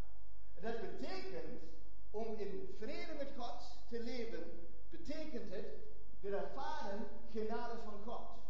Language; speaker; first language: Dutch; non-native, fluent; German